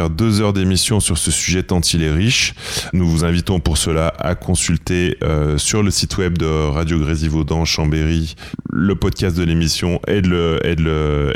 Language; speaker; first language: French; native; French